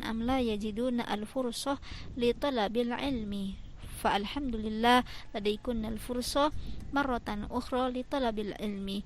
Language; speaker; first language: Arabic; non-native, fluent; Indonesian